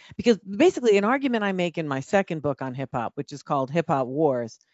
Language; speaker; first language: English; native; English